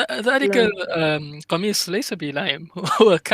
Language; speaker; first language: Arabic; non-native, learner; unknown